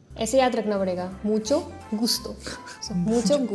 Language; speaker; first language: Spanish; non-native, learner; Hindi